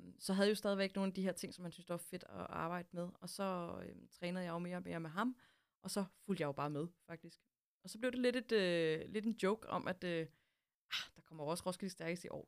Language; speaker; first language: Danish; native; Danish